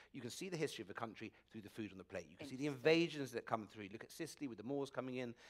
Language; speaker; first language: English; native; English